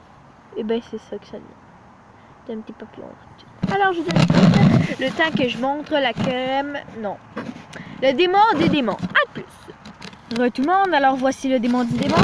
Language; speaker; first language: French; native; French